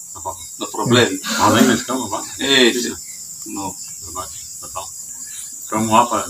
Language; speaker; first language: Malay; non-native, learner; Portuguese